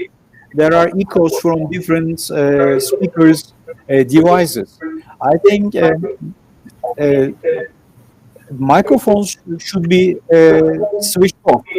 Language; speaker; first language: English; non-native, fluent; Turkish